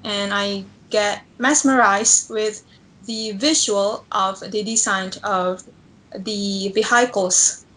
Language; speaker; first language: English; non-native, learner; Indonesian